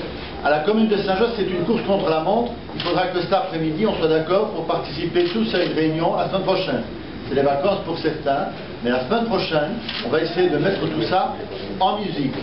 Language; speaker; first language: French; native; French